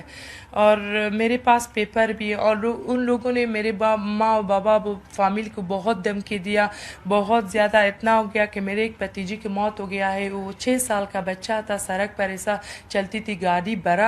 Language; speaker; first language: Hindi; non-native, learner; Persian